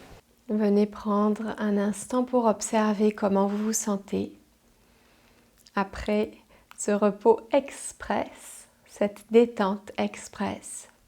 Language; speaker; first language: French; native; French